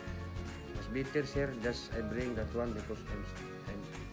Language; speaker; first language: English; non-native, learner; Cebuano